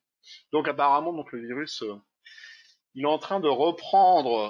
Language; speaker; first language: French; native; French